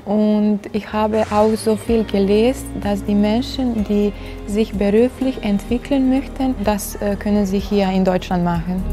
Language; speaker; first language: German; non-native, learner; Bosnian